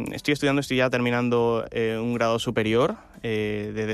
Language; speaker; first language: Spanish; native; Spanish